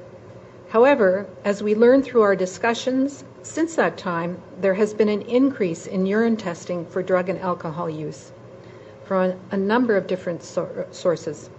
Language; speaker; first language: English; native; English